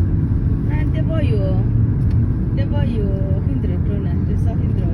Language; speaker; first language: Norwegian; native; Norwegian